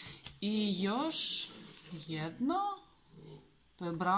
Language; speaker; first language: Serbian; non-native, learner; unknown